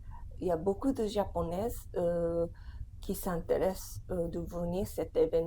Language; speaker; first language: French; non-native, fluent; Japanese